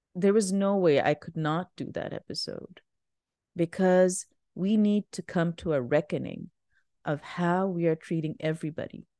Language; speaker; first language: English; non-native, local second language; Urdu